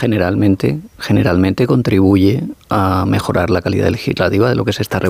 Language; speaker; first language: Spanish; native; Spanish